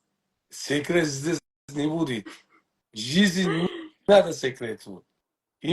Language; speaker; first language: Russian; non-native, learner; Uzbek